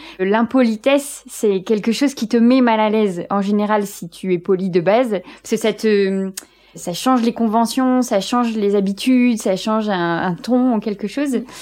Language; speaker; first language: French; native; French